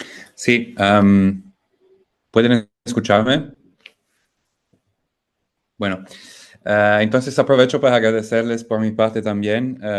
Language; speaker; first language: Spanish; non-native, fluent; Italian